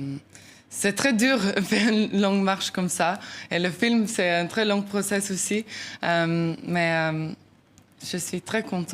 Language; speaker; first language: French; non-native, learner; Norwegian